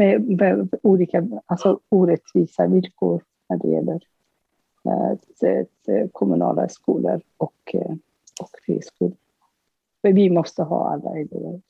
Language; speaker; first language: Swedish; non-native, fluent; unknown